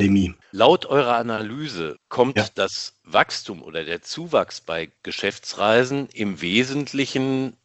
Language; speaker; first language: German; native; German